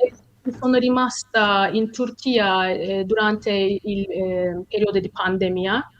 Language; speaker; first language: Italian; non-native, fluent; Turkish